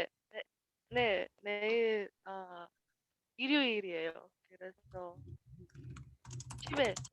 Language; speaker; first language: Korean; non-native, learner; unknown